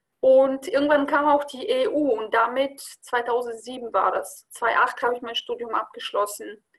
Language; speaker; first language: German; non-native, fluent; Bulgarian